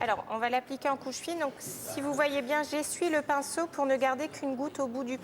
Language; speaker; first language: French; native; French